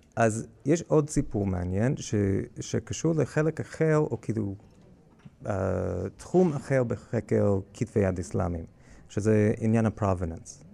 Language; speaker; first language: Hebrew; non-native, fluent; English